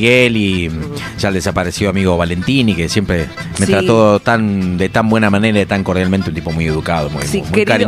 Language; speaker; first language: Spanish; native; Spanish